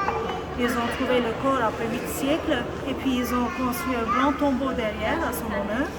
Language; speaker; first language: French; non-native, fluent; Turkish